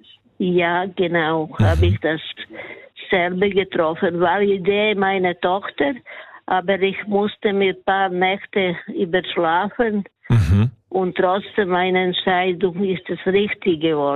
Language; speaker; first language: German; non-native, learner; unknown